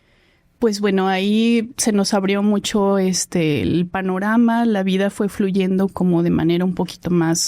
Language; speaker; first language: Spanish; native; Spanish